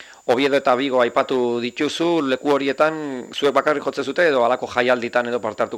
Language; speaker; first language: Basque; native; Basque